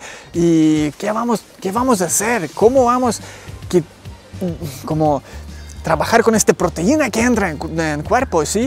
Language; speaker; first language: Spanish; non-native, learner; Ukrainian